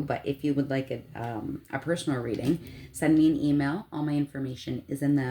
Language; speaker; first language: English; native; English